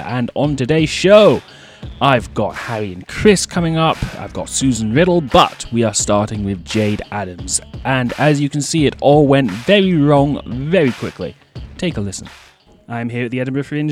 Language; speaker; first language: English; native; English